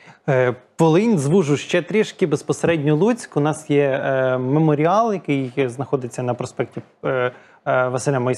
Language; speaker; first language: Ukrainian; native; Ukrainian